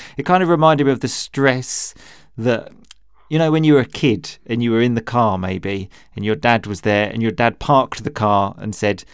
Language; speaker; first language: English; native; English